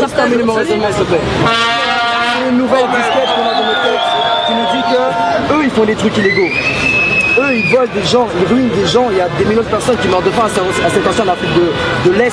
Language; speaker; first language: French; native; French